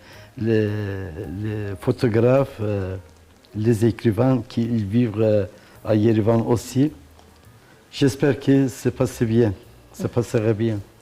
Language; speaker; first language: French; non-native, learner; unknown